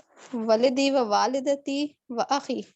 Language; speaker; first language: Arabic; non-native, learner; Urdu